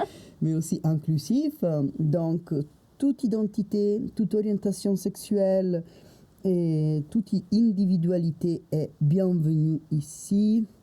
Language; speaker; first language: French; non-native, fluent; Italian